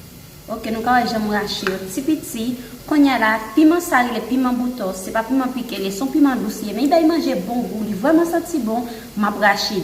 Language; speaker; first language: French; early bilingual, heritage; Haitian Creole